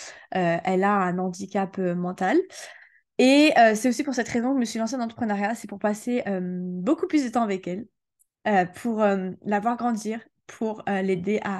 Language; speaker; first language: French; native; French